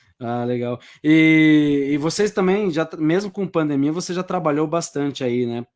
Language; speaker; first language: Portuguese; native; Portuguese